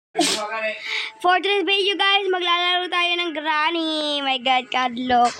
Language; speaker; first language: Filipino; non-native, local second language; Cebuano